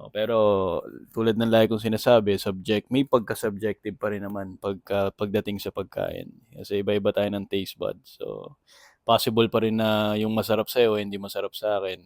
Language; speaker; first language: Filipino; native; Filipino